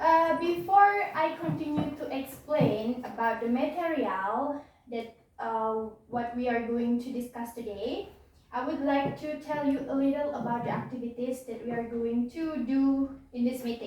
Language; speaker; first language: English; non-native, learner; Indonesian